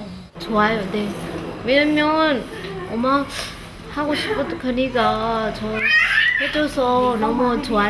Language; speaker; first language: Korean; non-native, local second language; Lao